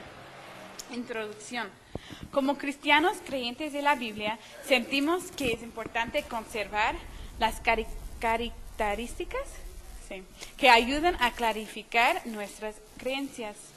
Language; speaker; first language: Spanish; non-native, fluent; English